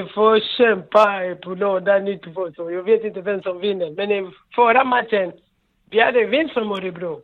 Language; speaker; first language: Swedish; non-native, learner; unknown